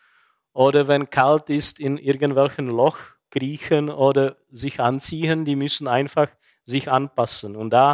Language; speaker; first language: German; non-native, fluent; Czech